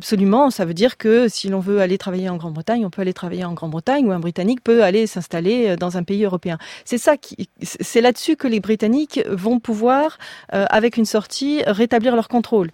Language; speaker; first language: French; native; French